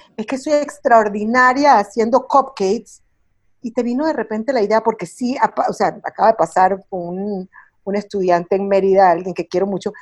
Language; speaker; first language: Spanish; early bilingual, heritage; Spanish